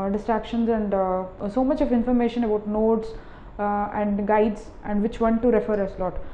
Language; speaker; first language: English; non-native, local second language; Tamil